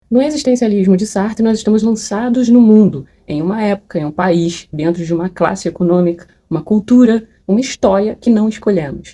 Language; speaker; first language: Portuguese; native; Portuguese